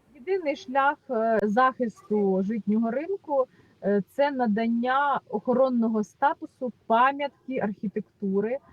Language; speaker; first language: Ukrainian; native; Ukrainian